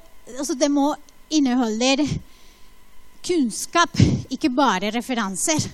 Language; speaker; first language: Norwegian; non-native, fluent; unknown